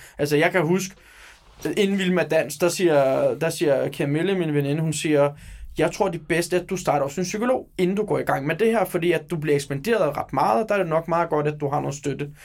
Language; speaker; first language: Danish; early bilingual, other home language; Turkish